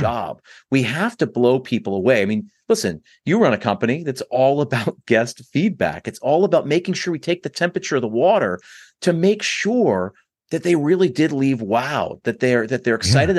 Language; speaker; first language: English; native; English